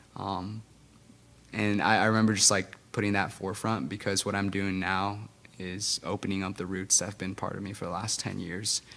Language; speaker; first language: English; non-native, fluent; Spanish